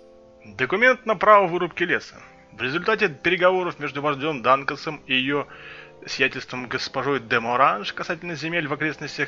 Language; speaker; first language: Russian; native; Russian